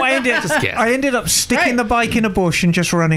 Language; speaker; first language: English; native; English